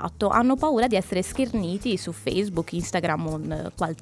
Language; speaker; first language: Italian; native; Italian